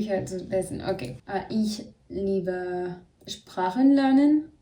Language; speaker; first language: German; non-native, learner; French